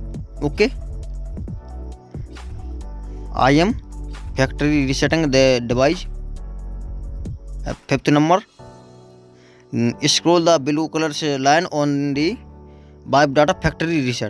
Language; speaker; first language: English; non-native, local second language; Hindi